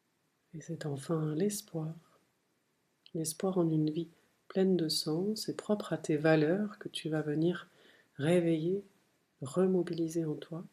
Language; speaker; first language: French; native; French